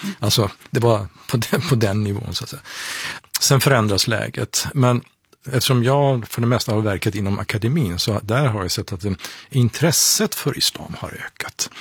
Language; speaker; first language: Swedish; non-native, fluent; Persian